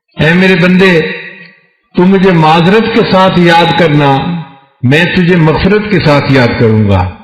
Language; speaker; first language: Urdu; non-native, local second language; Punjabi